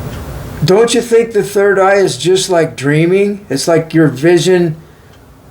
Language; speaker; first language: English; native; English